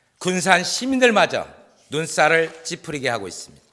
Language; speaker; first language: Korean; native; Korean